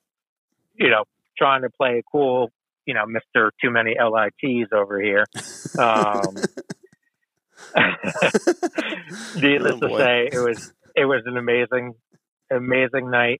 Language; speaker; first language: English; native; English